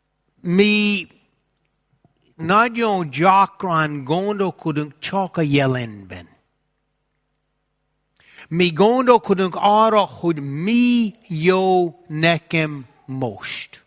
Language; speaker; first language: Hungarian; non-native, fluent; English